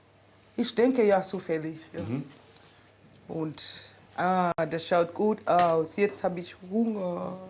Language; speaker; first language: German; non-native, learner; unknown